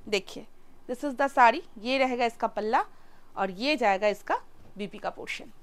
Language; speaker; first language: Hindi; non-native, local second language; Bangla